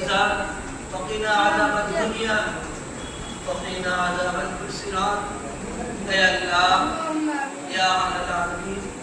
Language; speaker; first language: Arabic; non-native, learner; Bangla